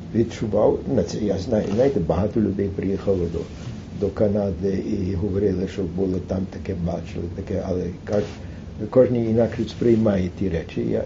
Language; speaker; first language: Ukrainian; early bilingual, heritage; Ukrainian